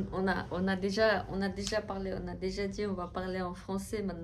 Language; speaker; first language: French; non-native, fluent; Tibetan